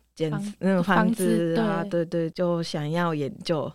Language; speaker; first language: Chinese; non-native, fluent; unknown